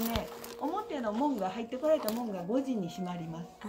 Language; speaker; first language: Japanese; native; Japanese